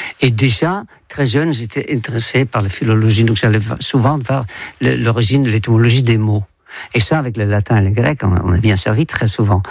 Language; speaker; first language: French; non-native, fluent; Dutch